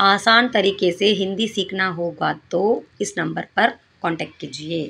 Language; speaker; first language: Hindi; non-native, local second language; Tamil